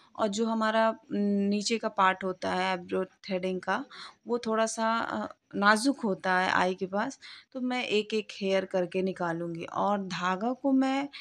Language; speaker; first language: Hindi; native; Hindi